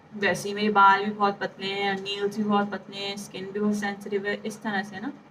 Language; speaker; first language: Urdu; native; Urdu